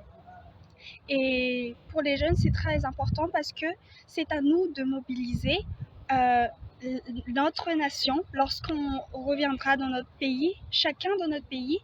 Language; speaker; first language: French; non-native, local second language; Malagasy